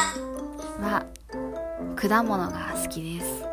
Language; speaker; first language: Japanese; non-native, learner; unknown